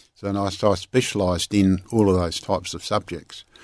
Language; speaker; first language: English; native; English